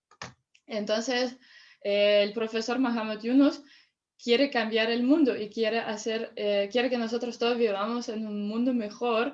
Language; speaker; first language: Spanish; non-native, fluent; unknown